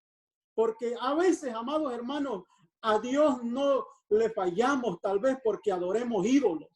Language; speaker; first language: Spanish; native; Spanish